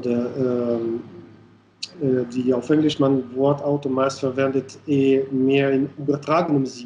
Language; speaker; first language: German; non-native, fluent; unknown